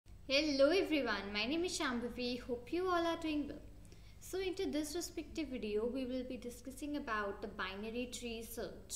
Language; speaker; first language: English; non-native, local second language; Hindi